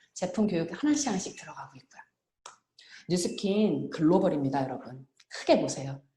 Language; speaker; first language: Korean; native; Korean